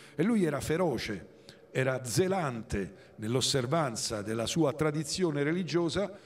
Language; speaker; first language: Italian; native; Italian